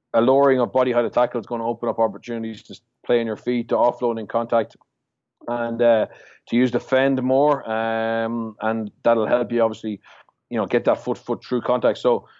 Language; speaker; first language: English; native; English